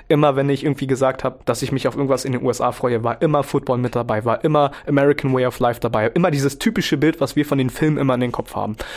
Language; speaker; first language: German; early bilingual, other home language; Vietnamese